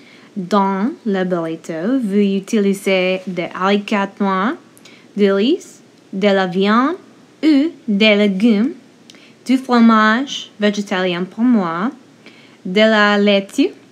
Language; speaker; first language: French; non-native, learner; English